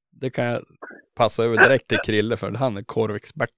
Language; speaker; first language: Swedish; native; Swedish